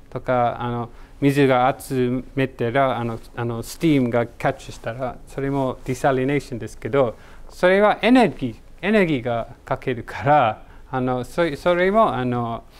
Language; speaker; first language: Japanese; non-native, learner; English